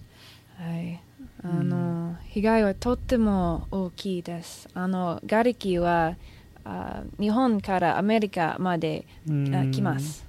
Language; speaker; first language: Japanese; non-native, learner; English